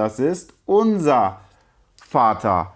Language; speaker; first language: German; non-native, fluent; Turkish